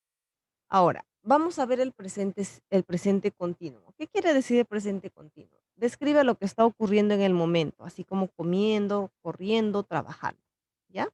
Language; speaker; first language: Spanish; non-native, local second language; Quechua